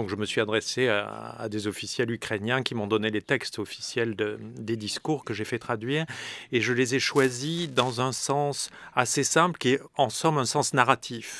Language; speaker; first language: French; native; French